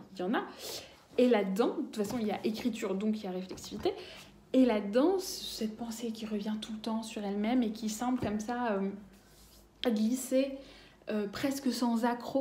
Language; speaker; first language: French; native; French